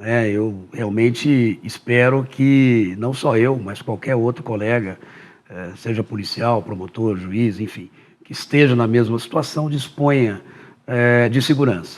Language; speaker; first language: Portuguese; native; Portuguese